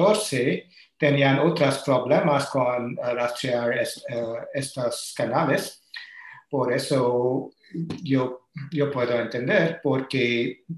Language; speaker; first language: Spanish; non-native, learner; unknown